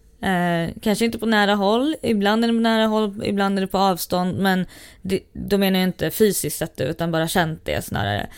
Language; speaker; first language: Swedish; native; Swedish